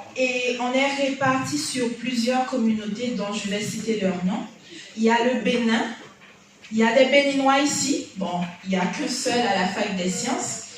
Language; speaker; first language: French; non-native, local second language; Haitian Creole